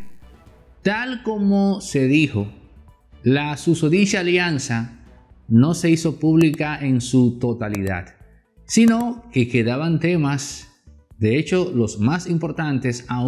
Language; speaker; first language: Spanish; native; Spanish